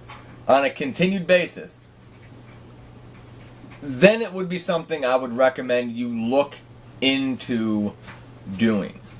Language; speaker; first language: English; native; English